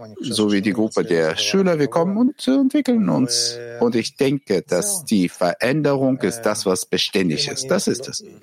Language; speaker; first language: German; non-native, fluent; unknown